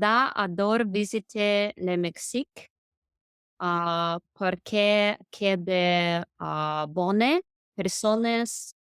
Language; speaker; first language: French; non-native, learner; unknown